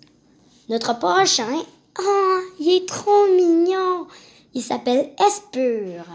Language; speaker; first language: French; native; French